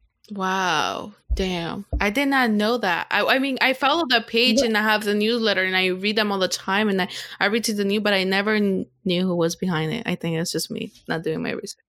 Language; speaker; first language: English; non-native, fluent; Spanish